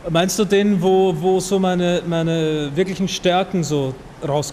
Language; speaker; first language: German; native; German